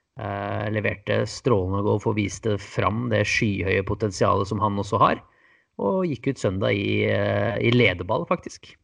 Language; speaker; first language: Norwegian; native; Norwegian